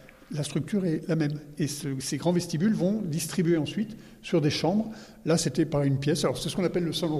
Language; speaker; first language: French; native; French